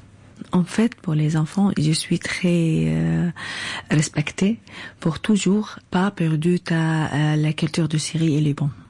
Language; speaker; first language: French; non-native, learner; Arabic